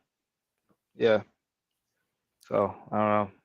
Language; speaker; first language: English; native; English